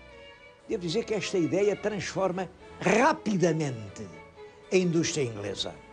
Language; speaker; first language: Portuguese; native; Portuguese